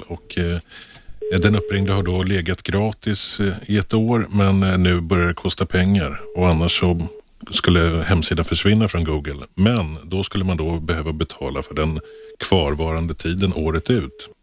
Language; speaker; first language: Swedish; native; Swedish